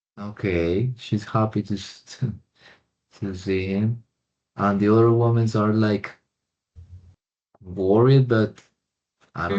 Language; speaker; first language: English; non-native, fluent; Spanish